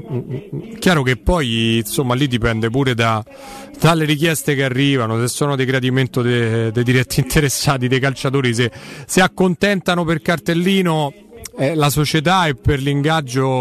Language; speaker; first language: Italian; native; Italian